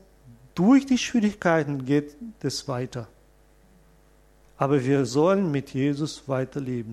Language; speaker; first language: German; non-native, fluent; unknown